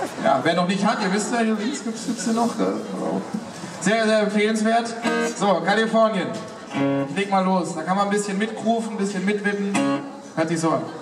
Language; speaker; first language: German; native; German